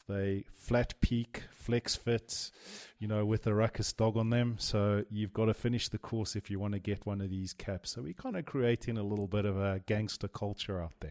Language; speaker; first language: English; native; English